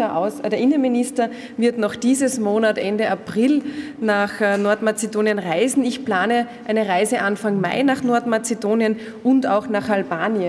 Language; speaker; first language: German; native; German